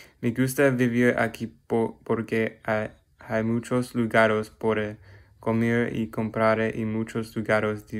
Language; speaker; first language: Spanish; non-native, learner; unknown